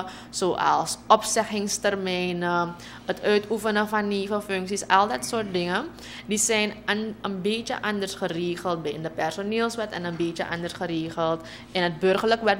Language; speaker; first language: Dutch; native; Dutch